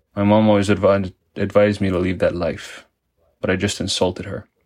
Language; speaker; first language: English; early bilingual, other home language; Spanish